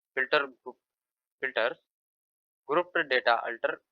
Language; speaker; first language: English; non-native, local second language; Kannada